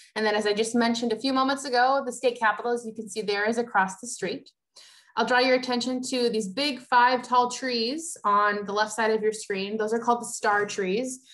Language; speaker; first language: English; native; English